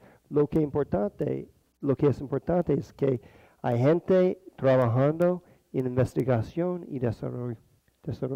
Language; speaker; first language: Spanish; non-native, fluent; English